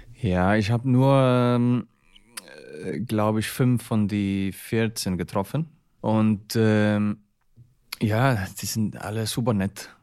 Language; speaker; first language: German; non-native, learner; Icelandic